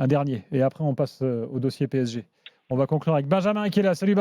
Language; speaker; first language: French; native; French